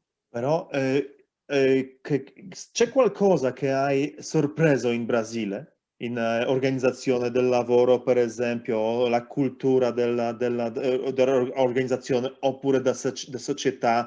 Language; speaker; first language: Italian; non-native, learner; Polish